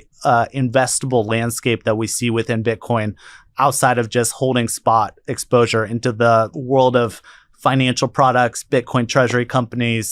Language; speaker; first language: English; native; English